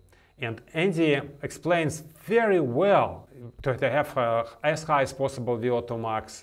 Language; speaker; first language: English; non-native, fluent; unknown